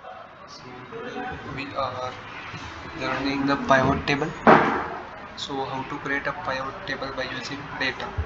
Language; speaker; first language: English; non-native, learner; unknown